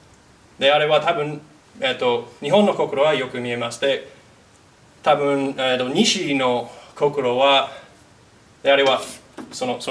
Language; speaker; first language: Japanese; non-native, fluent; English